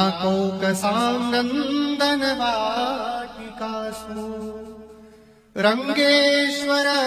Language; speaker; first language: Hindi; native; Hindi